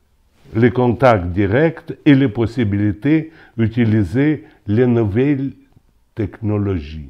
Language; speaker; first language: French; non-native, local second language; Ukrainian